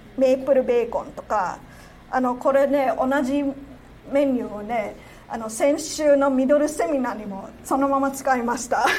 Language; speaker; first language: Japanese; non-native, fluent; Cantonese